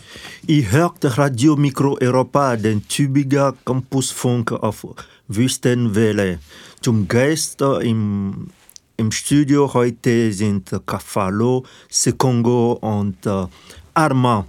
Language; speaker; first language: German; non-native, fluent; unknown